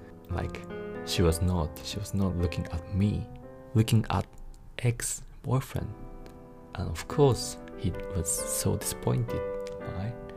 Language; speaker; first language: English; non-native, fluent; Japanese